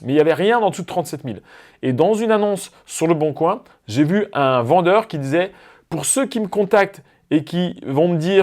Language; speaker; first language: French; native; French